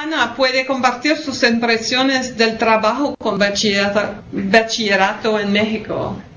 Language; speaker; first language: Spanish; non-native, fluent; French